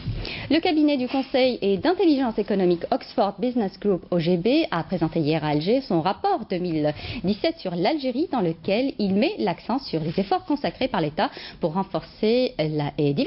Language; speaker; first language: French; non-native, local second language; Arabic